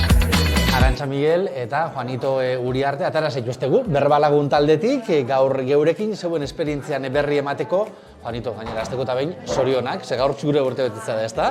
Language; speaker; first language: Basque; native; Basque